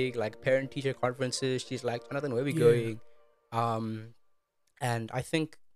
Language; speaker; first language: English; early bilingual, other home language; Amharic